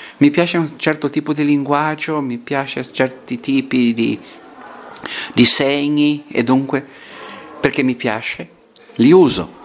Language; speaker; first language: Italian; non-native, fluent; Portuguese